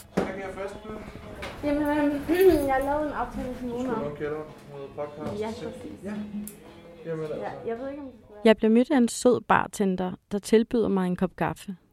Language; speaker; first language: Danish; native; Danish